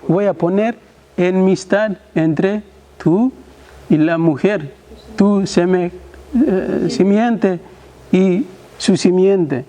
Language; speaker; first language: Spanish; non-native, learner; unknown